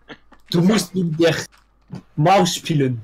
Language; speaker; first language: German; non-native, learner; English